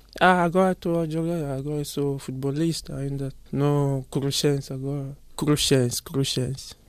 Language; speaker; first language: Portuguese; non-native, learner; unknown